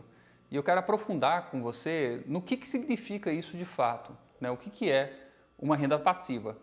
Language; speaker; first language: Portuguese; native; Portuguese